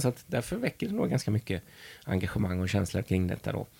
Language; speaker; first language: Swedish; native; Swedish